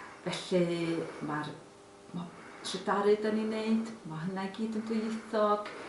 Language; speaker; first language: Welsh; non-native, fluent; English